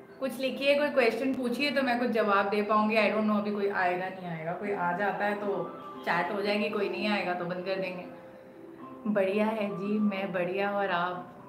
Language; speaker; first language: Hindi; native; Hindi